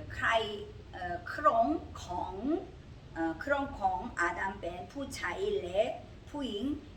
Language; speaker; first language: Thai; non-native, learner; Korean